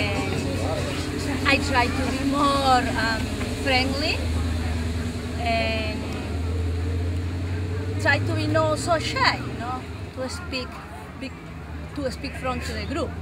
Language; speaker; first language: English; non-native, learner; Spanish